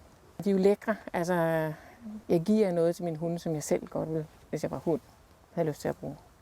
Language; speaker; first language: Danish; native; Danish